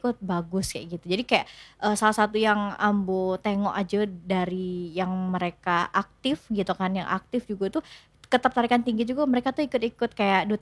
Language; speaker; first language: Indonesian; native; Indonesian